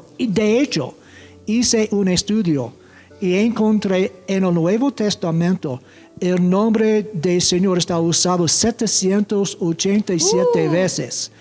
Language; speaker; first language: Spanish; non-native, fluent; English